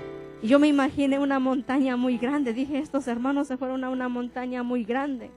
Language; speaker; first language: Spanish; native; Spanish